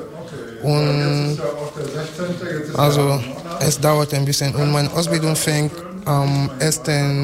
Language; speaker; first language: German; non-native, learner; French